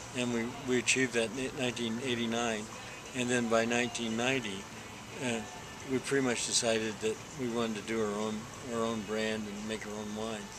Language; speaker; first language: English; native; English